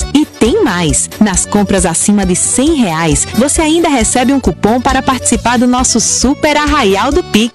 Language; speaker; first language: Portuguese; native; Portuguese